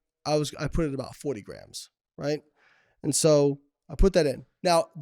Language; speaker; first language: English; native; English